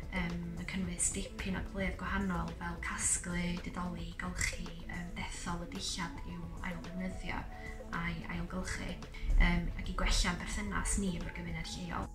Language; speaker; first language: Welsh; native; Welsh